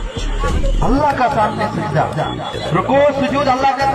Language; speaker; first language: Hindi; non-native, local second language; Malayalam